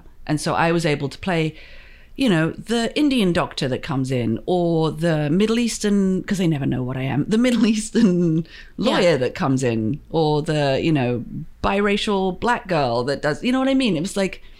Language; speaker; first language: English; native; English